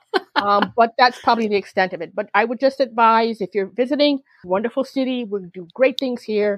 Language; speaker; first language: English; native; English